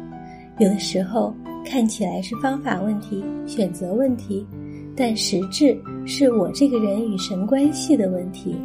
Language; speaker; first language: Chinese; native; Chinese